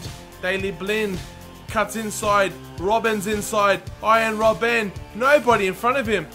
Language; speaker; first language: English; native; English